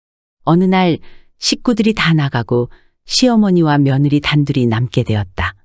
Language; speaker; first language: Korean; native; Korean